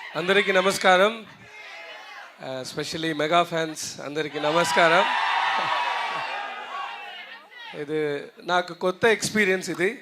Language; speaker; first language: Telugu; non-native, learner; Tamil